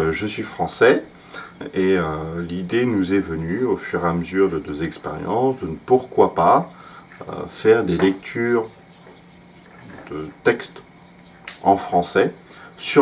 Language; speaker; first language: French; native; French